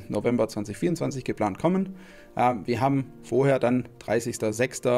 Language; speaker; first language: German; native; German